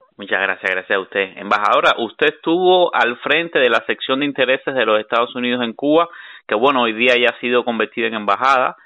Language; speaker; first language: Spanish; native; Spanish